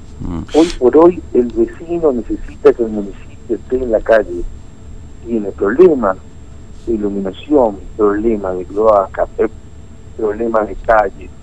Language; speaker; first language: Spanish; native; Spanish